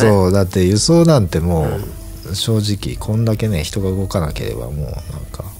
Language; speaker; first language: Japanese; native; Japanese